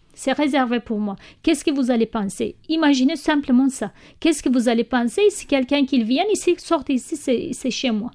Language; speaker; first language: French; non-native, learner; Kurdish